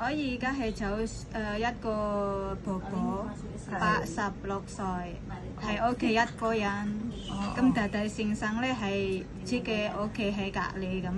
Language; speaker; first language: Cantonese; non-native, learner; Indonesian